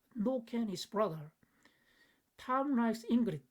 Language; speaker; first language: English; non-native, fluent; Korean